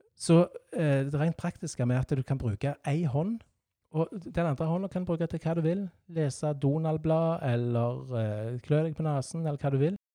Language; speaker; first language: Norwegian; native; Norwegian